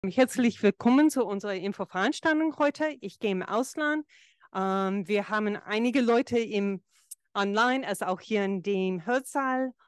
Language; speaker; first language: German; non-native, fluent; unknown